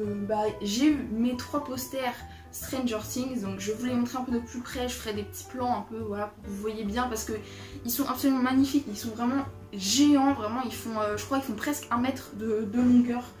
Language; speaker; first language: French; native; French